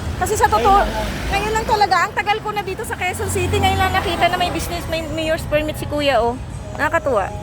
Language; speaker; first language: Filipino; non-native, local second language; Hiligaynon